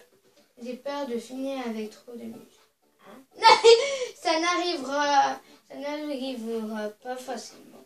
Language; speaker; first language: French; native; French